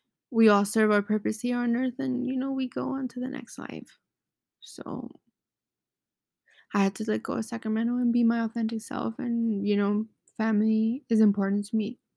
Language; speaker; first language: English; early bilingual, other home language; Spanish